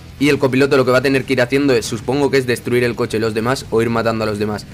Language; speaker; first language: Spanish; native; Spanish